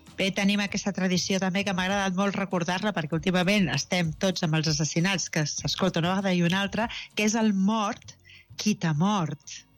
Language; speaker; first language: Catalan; native; Catalan